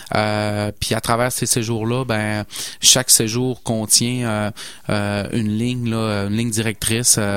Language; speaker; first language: French; native; French